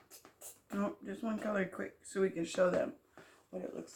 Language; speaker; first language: English; native; English